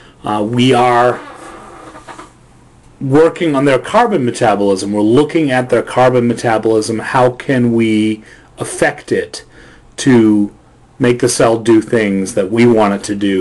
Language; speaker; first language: English; native; English